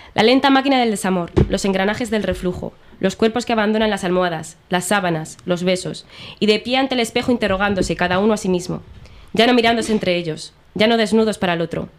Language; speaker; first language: Spanish; native; Spanish